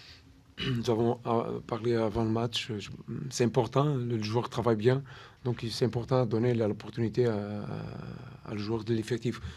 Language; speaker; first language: French; non-native, learner; Portuguese